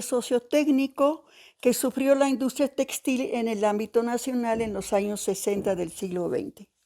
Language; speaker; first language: Spanish; native; Spanish